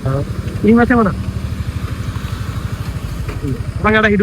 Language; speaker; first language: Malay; non-native, learner; Bangla